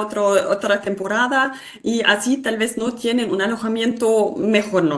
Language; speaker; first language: Spanish; non-native, fluent; German